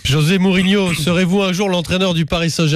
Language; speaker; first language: French; native; French